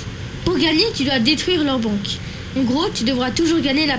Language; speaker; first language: French; native; French